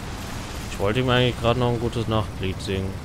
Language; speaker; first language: German; native; German